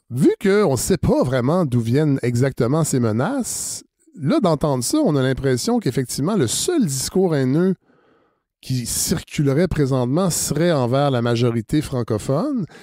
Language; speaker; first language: French; native; French